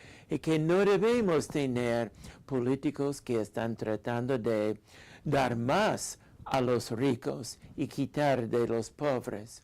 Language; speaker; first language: Spanish; non-native, fluent; English